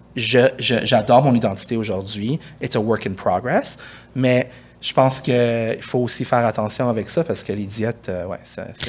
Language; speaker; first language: French; early bilingual, other home language; Persian